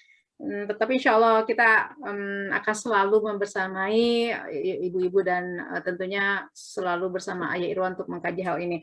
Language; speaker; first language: Indonesian; native; Indonesian